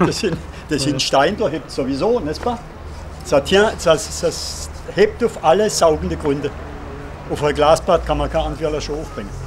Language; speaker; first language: German; non-native, local second language; French